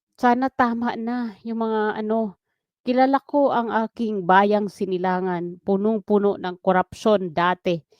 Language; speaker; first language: Filipino; non-native, local second language; Waray